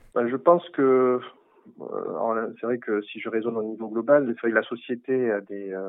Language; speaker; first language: French; native; French